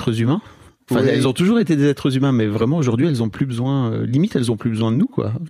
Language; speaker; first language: French; native; French